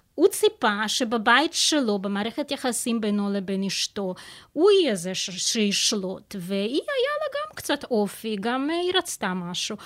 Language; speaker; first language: Hebrew; non-native, fluent; Russian